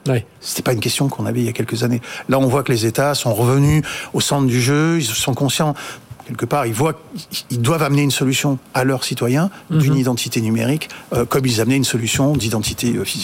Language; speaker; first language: French; native; French